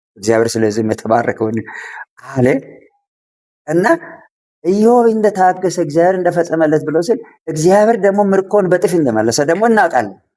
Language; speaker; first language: Amharic; non-native, local second language; Sidamo